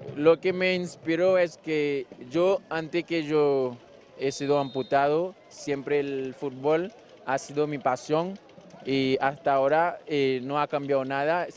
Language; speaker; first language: Spanish; non-native, fluent; Haitian Creole